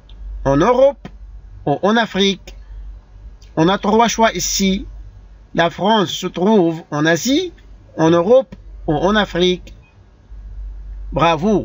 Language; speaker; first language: French; non-native, fluent; Arabic